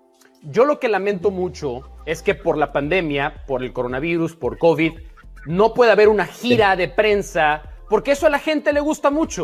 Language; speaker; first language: Spanish; native; Spanish